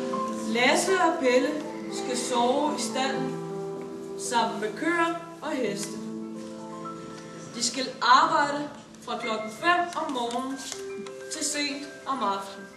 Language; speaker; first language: Danish; non-native, learner; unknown